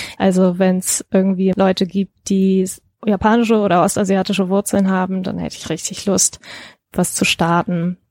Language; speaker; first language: German; early bilingual, other home language; Japanese